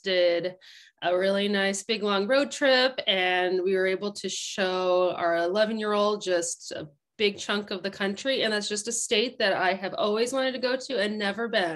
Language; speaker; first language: English; native; English